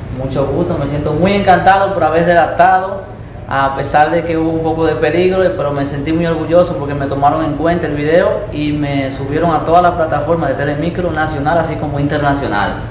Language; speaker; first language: Spanish; native; Spanish